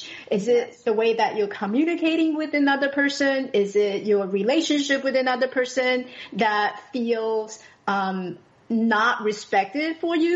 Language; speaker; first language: English; non-native, fluent; Chinese